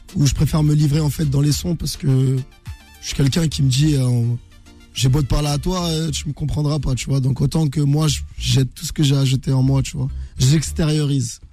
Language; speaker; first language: French; native; French